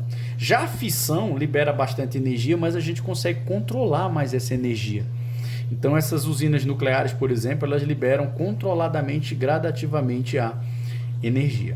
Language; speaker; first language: Portuguese; native; Portuguese